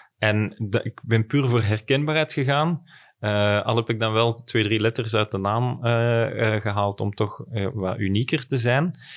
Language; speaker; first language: Dutch; native; Dutch